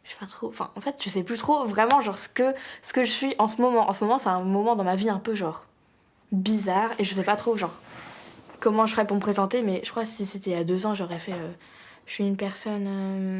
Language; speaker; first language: French; native; French